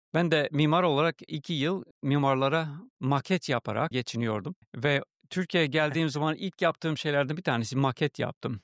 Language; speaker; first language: Turkish; non-native, fluent; English